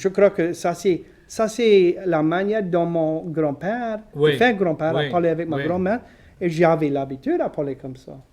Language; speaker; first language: French; non-native, local second language; English